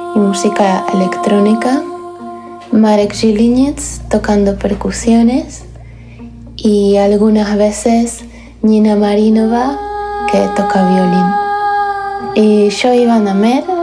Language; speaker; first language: Spanish; non-native, fluent; Slovak